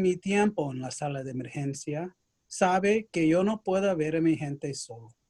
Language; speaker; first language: Spanish; early bilingual, other home language; English